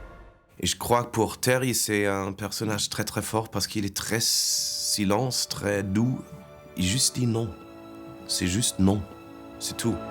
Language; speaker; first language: French; non-native, fluent; German